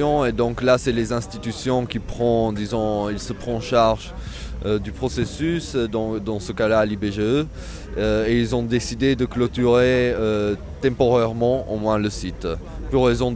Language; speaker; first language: French; non-native, fluent; Italian